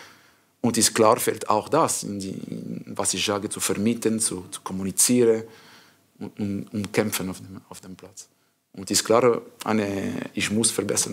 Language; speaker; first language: German; non-native, learner; French